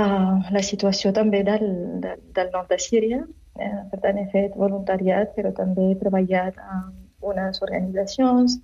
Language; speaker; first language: Catalan; non-native, learner; Arabic